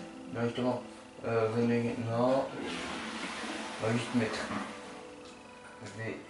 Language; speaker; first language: French; native; French